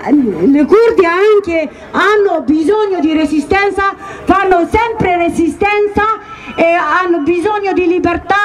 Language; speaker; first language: Italian; non-native, learner; Kurdish